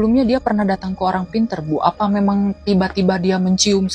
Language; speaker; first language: Indonesian; native; Indonesian